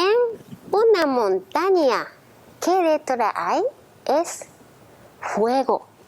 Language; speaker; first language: Spanish; non-native, learner; Japanese